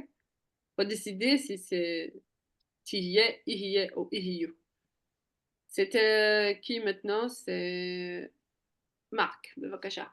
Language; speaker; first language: French; non-native, fluent; Hebrew